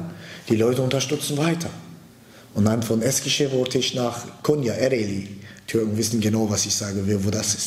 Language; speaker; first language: German; early bilingual, other home language; Turkish